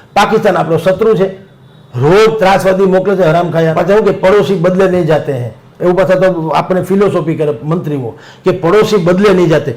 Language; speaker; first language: Gujarati; native; Gujarati